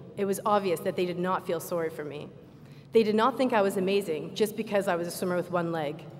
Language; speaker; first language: English; native; English